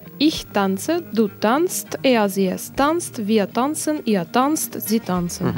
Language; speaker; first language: German; non-native, learner; Russian